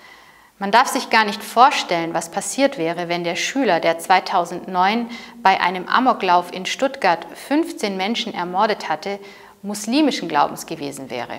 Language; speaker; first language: German; native; German